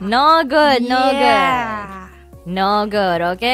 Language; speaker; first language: English; non-native, learner; Indonesian